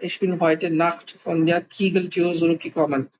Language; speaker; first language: German; non-native, learner; Hindi